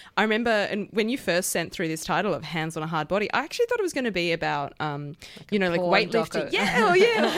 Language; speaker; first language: English; native; English